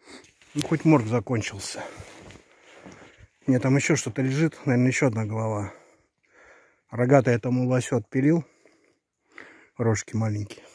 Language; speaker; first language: Russian; native; Russian